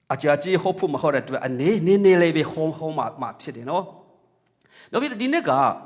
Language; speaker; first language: Burmese; non-native, local second language; Hakha Chin